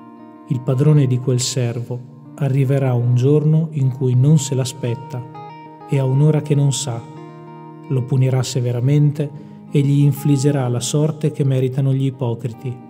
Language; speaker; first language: Italian; native; Italian